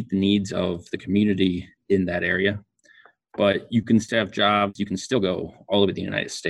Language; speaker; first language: English; native; English